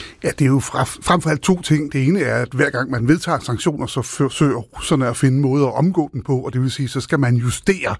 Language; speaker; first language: Danish; native; Danish